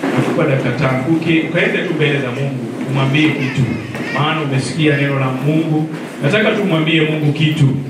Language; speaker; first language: Swahili; non-native, local second language; Luyia